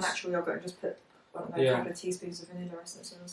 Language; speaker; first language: English; native; English